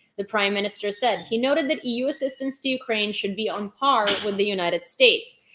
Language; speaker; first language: English; non-native, fluent; Ukrainian